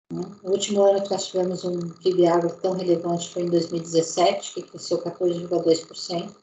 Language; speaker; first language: Portuguese; native; Portuguese